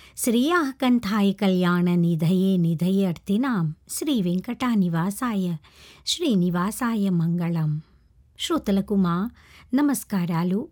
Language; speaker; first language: Telugu; early bilingual, heritage; Telugu